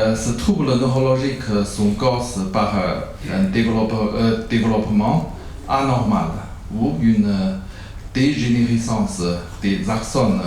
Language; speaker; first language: French; non-native, learner; Chinese